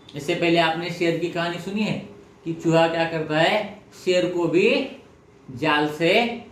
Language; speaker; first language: Hindi; non-native, local second language; Marathi